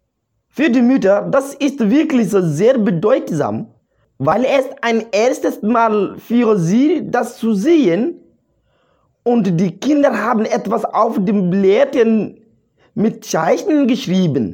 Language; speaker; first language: German; non-native, learner; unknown